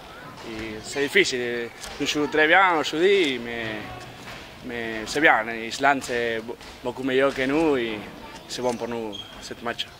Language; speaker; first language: French; non-native, learner; Spanish